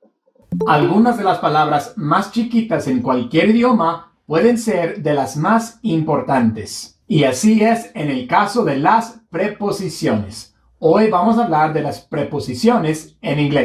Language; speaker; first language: Spanish; non-native, fluent; English